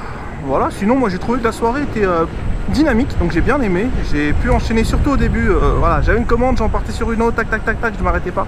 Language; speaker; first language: French; native; French